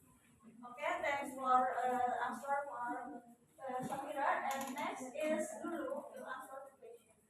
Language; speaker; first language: English; non-native, learner; Indonesian